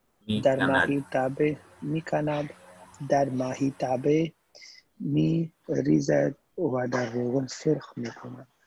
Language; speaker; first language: Persian; non-native, learner; Urdu